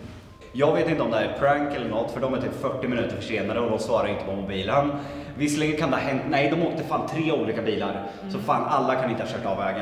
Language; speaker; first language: Swedish; native; Swedish